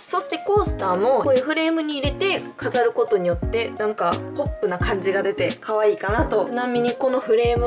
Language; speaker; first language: Japanese; native; Japanese